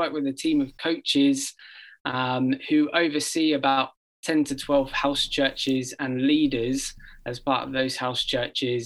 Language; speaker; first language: English; native; English